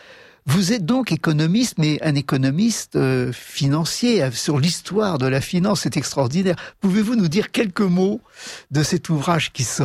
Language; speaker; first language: French; native; French